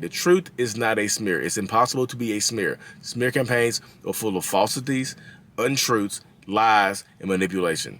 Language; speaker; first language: English; native; English